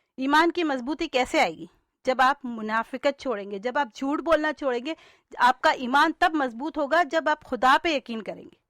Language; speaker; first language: Urdu; native; Urdu